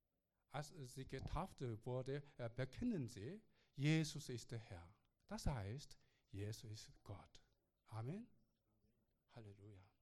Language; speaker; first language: German; non-native, learner; Korean